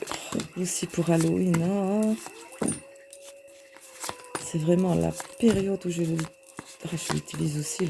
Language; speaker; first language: French; native; French